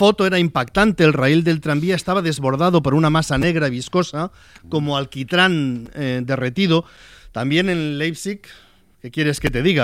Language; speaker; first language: Spanish; native; Spanish